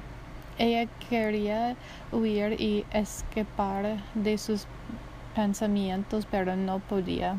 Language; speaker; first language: Spanish; non-native, learner; English